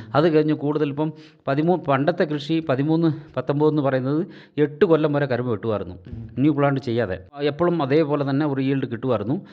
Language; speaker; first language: Malayalam; non-native, local second language; Tamil